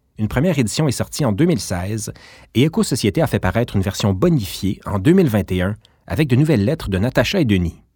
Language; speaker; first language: French; native; French